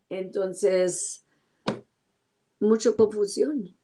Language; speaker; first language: Spanish; non-native, learner; English